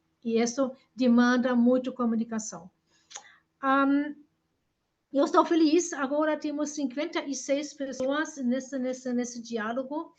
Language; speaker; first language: Portuguese; non-native, fluent; German